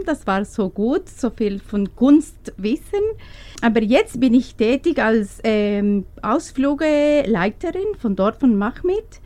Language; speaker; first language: German; non-native, learner; Spanish